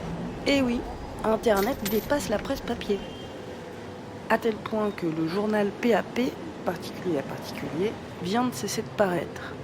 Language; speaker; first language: French; native; French